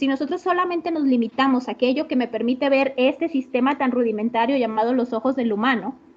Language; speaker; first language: Spanish; native; Spanish